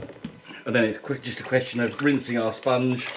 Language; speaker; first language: English; native; English